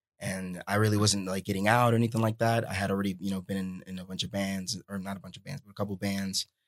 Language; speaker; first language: English; early bilingual, other home language; Spanish